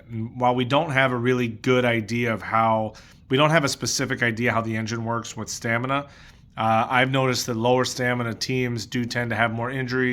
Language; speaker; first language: English; native; English